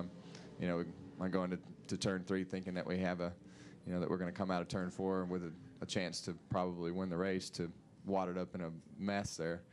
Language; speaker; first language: English; native; English